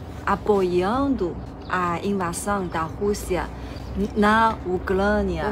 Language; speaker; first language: Portuguese; non-native, fluent; Chinese